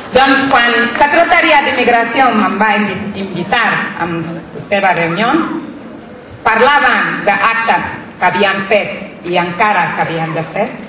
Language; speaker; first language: Catalan; non-native, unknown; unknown